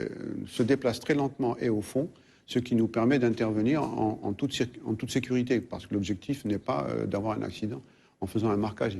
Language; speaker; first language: French; native; French